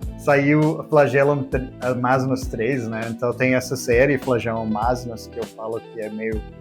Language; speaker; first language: Portuguese; non-native, fluent; English